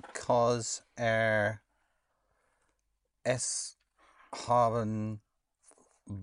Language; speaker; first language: German; non-native, learner; English